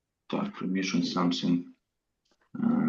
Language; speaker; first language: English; non-native, learner; Russian